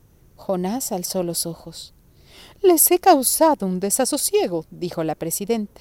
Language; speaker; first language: Spanish; native; Spanish